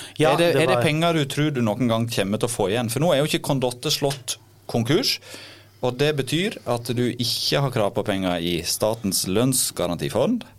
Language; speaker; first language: Norwegian; native; Norwegian